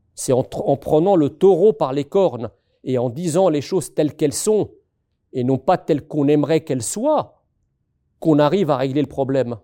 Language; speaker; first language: French; early bilingual, other home language; Arabic